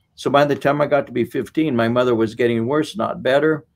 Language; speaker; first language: English; native; English